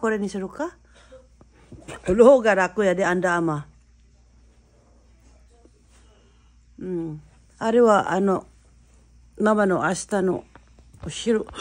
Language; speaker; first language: Japanese; non-native, learner; Filipino